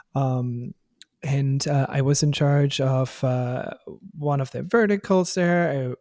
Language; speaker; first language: English; non-native, fluent; German